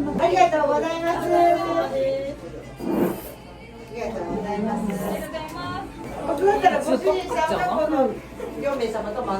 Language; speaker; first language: Japanese; non-native, learner; Korean